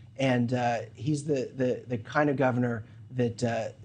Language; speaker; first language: English; native; English